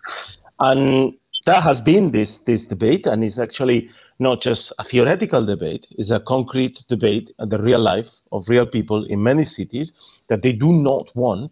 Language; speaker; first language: English; non-native, fluent; Spanish